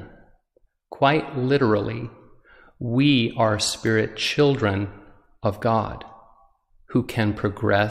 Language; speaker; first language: English; native; English